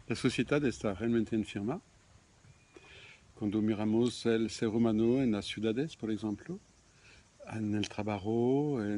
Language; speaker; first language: Spanish; non-native, fluent; French